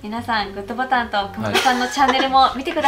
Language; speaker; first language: Japanese; native; Japanese